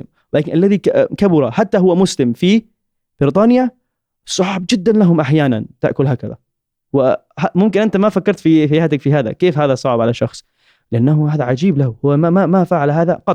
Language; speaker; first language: Arabic; non-native, learner; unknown